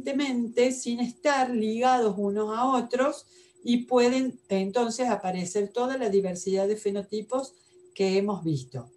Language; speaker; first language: Spanish; native; Spanish